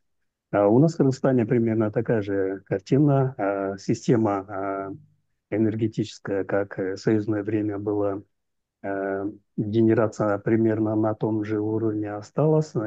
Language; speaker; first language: Russian; non-native, local second language; Uzbek